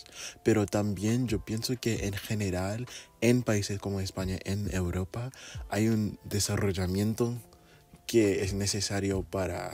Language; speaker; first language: Spanish; non-native, fluent; English